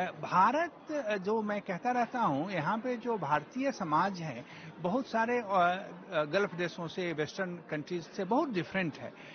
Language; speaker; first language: Hindi; native; Hindi